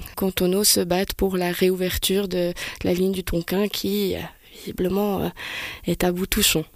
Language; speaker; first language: French; native; French